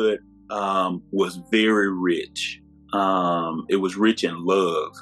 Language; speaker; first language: English; native; English